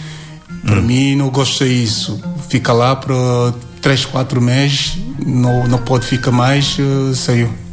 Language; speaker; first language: Portuguese; non-native, learner; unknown